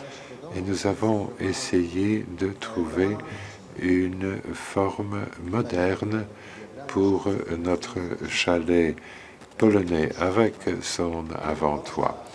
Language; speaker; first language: French; non-native, fluent; Polish